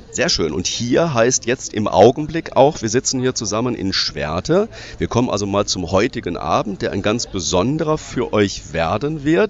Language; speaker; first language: German; native; German